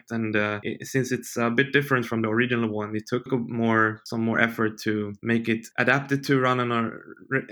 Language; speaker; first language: English; non-native, fluent; Swedish